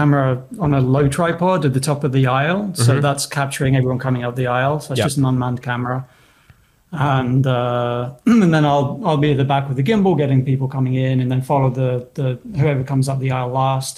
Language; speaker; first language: English; native; English